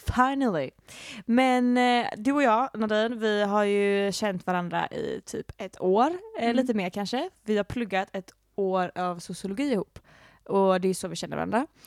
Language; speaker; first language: Swedish; native; Swedish